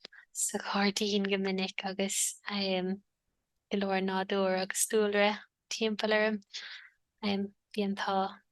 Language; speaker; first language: Irish; native; Irish